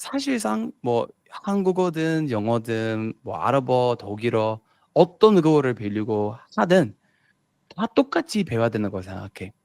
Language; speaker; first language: Korean; non-native, fluent; English